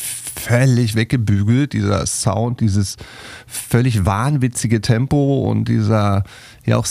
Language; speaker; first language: German; native; German